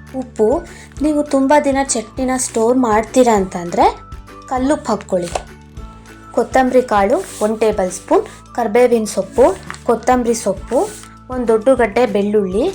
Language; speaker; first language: Kannada; native; Kannada